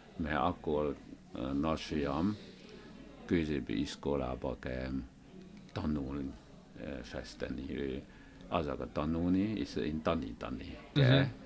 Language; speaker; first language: Hungarian; non-native, learner; Chinese